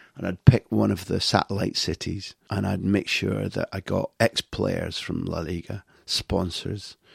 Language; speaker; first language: English; native; English